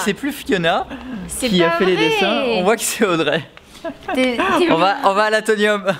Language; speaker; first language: French; native; French